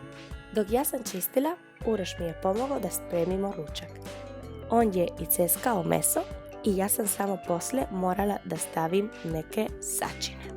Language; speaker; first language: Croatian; non-native, fluent; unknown